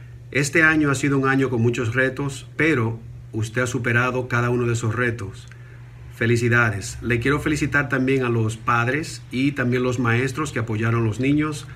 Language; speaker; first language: Spanish; native; Spanish